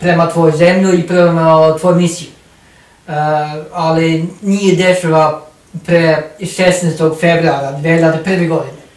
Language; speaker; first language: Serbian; non-native, learner; Norwegian